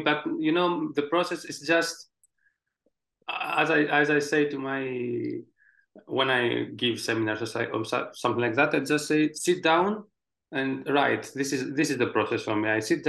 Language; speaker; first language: English; non-native, fluent; Greek